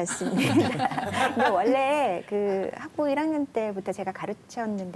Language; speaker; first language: Korean; native; Korean